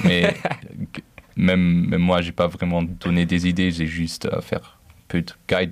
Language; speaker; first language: French; non-native, local second language; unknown